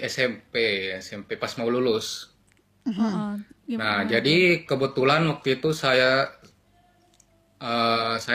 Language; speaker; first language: Indonesian; native; Indonesian